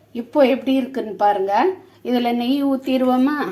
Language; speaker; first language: Tamil; native; Tamil